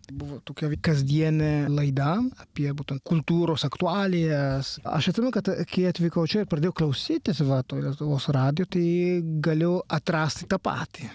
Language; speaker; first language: Lithuanian; non-native, fluent; Italian